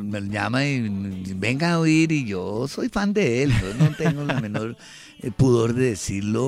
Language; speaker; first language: Spanish; native; Spanish